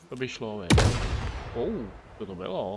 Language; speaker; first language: Czech; native; Czech